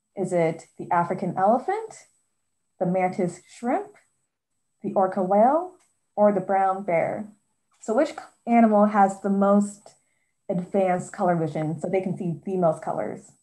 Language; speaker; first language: English; native; English